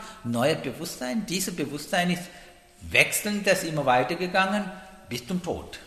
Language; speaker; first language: German; non-native, learner; Sinhala